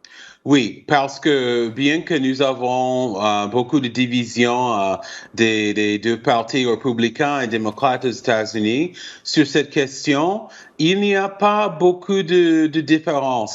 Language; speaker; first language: French; non-native, fluent; English